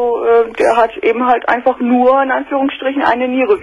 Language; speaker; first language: German; native; German